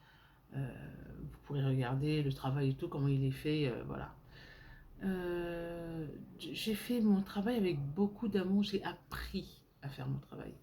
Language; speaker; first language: French; native; French